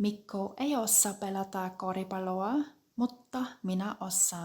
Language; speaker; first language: Finnish; non-native, fluent; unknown